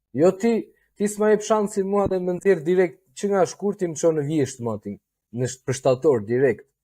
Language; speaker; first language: Albanian; native; Albanian